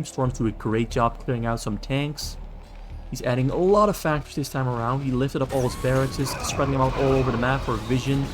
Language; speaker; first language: English; native; English